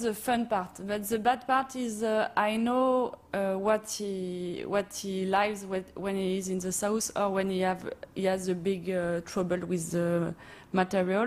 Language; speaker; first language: English; non-native, learner; French